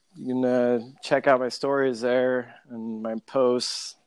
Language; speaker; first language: English; native; English